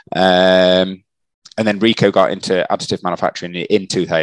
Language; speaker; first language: English; native; English